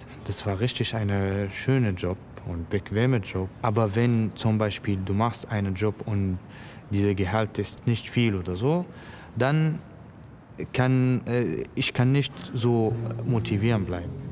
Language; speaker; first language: German; non-native, learner; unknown